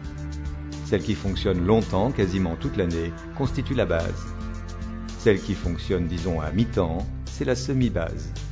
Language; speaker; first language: French; native; French